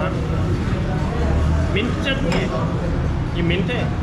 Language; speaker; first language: Hindi; non-native, fluent; English